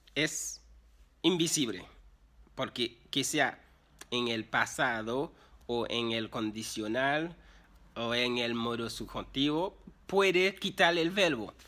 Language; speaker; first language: Spanish; non-native, fluent; Haitian Creole